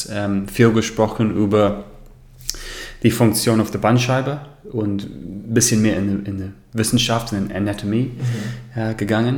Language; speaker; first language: German; non-native, learner; English